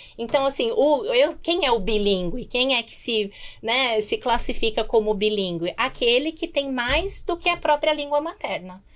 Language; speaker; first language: Portuguese; native; Portuguese